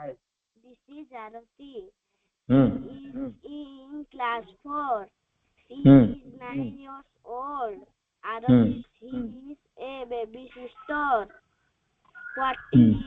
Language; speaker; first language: English; non-native, learner; Odia